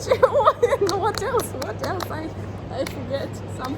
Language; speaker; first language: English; non-native, learner; Russian